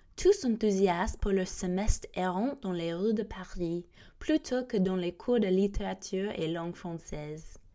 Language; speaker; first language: French; non-native, fluent; English